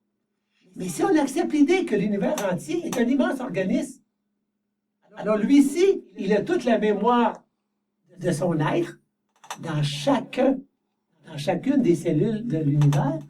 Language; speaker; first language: French; native; French